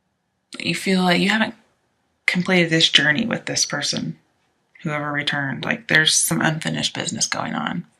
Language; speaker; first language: English; native; English